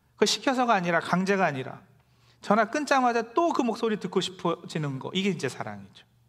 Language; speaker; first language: Korean; native; Korean